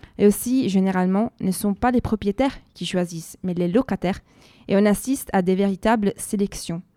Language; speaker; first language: French; non-native, fluent; Italian